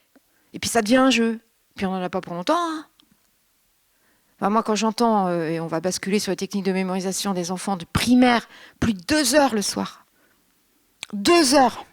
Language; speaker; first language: French; native; French